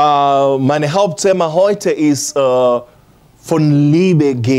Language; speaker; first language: German; non-native, learner; English